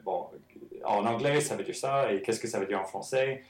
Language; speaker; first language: French; non-native, fluent; English